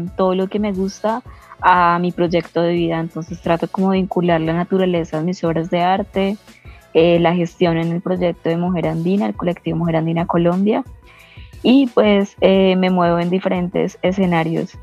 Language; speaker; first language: Spanish; native; Spanish